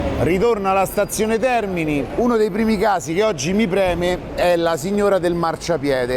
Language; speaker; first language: Italian; native; Italian